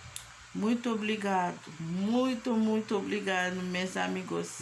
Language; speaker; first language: Portuguese; non-native, learner; Haitian Creole